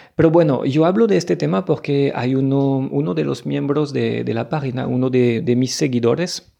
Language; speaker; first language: Spanish; non-native, fluent; French